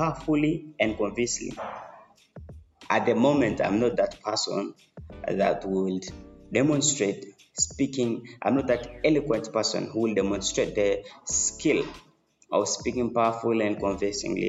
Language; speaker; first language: English; non-native, local second language; Swahili